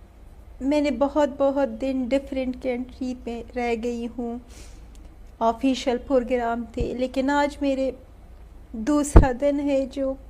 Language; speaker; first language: Hindi; non-native, learner; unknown